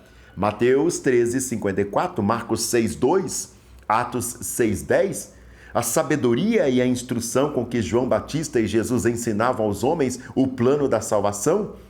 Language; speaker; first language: Portuguese; native; Portuguese